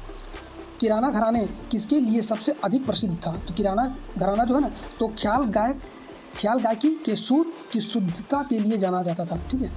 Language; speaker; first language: Hindi; native; Hindi